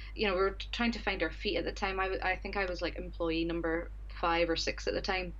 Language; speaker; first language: English; native; English